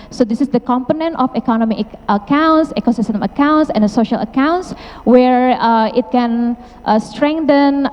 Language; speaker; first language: English; non-native, fluent; Indonesian